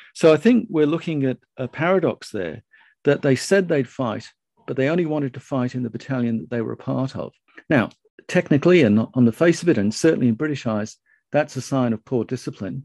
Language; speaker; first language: English; native; English